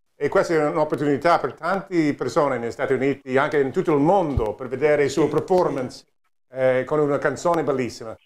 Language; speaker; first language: Italian; non-native, learner; English